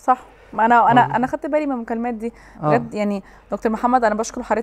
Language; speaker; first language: Arabic; native; Arabic